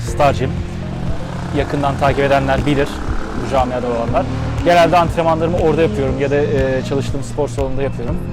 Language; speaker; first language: Turkish; native; Turkish